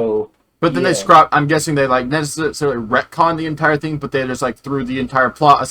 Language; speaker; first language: English; native; English